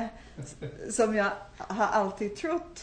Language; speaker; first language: Swedish; non-native, fluent; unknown